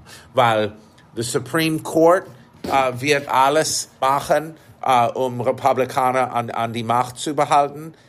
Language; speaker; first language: German; non-native, fluent; English